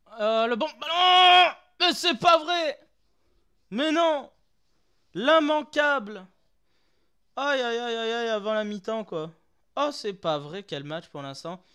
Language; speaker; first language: French; native; French